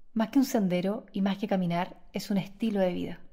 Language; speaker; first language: Spanish; native; Spanish